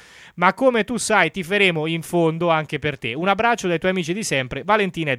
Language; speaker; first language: Italian; native; Italian